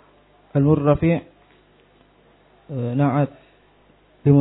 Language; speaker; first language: Arabic; non-native, learner; Indonesian